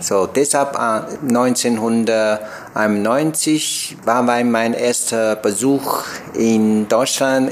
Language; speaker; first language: German; non-native, learner; Chinese